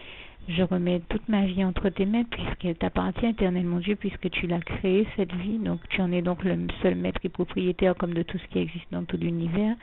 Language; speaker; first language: French; native; French